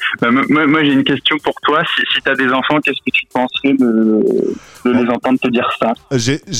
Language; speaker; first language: French; native; French